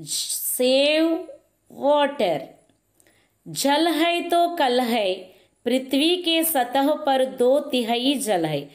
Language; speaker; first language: Hindi; non-native, local second language; Telugu